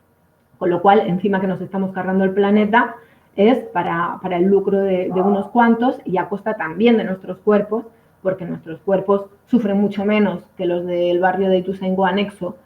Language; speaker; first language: Spanish; native; Spanish